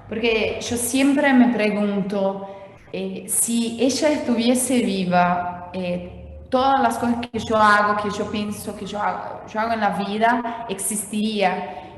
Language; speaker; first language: Spanish; non-native, fluent; Portuguese